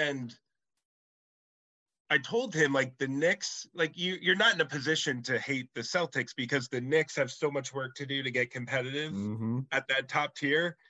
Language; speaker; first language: English; native; English